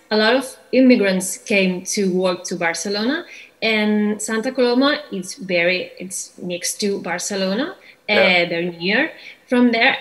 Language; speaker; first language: English; non-native, fluent; Catalan